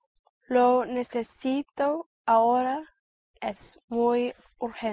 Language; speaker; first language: Spanish; non-native, learner; English